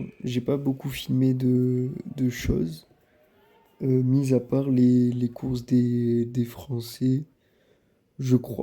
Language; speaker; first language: French; native; French